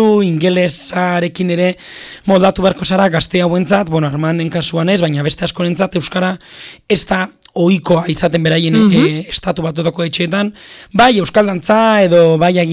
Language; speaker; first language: Basque; native; Basque